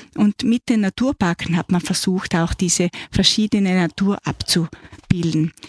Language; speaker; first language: German; native; German